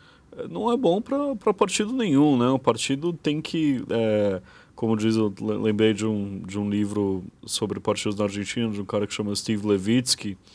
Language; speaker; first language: Portuguese; native; Portuguese